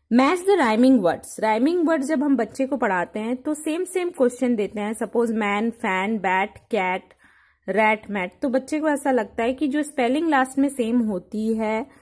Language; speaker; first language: Hindi; native; Hindi